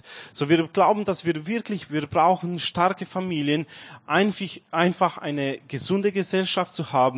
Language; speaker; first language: German; non-native, learner; Romanian